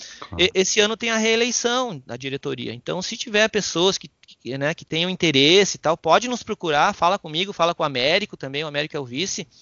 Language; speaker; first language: Portuguese; native; Portuguese